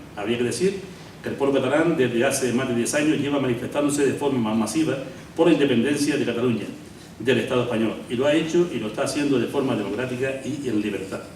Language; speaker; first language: Spanish; native; Spanish